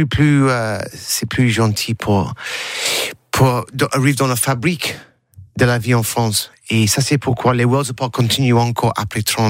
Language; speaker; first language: French; non-native, learner; English